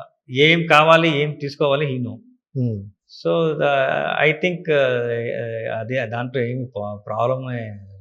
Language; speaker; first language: Telugu; non-native, learner; Kannada